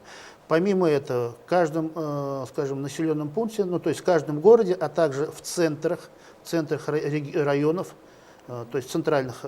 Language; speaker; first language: Russian; native; Russian